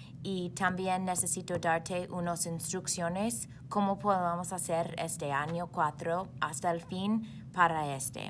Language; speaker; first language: Spanish; non-native, fluent; English